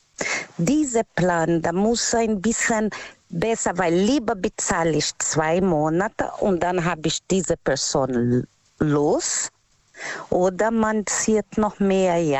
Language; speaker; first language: German; non-native, learner; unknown